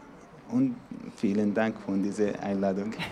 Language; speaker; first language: German; non-native, learner; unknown